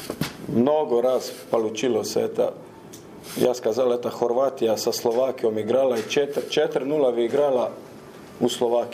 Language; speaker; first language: Russian; non-native, learner; Croatian